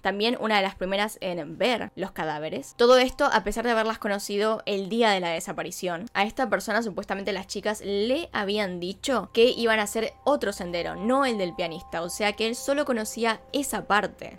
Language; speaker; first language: Spanish; native; Spanish